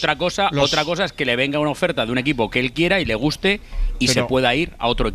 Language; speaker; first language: Spanish; native; Spanish